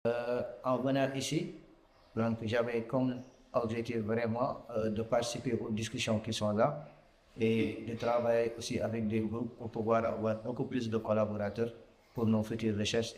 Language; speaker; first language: French; non-native, local second language; Wolof